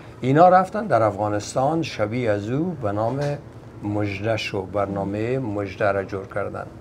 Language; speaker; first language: Persian; native; Persian